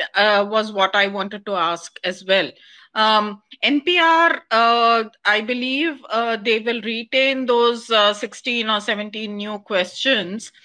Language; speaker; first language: English; non-native, local second language; Kannada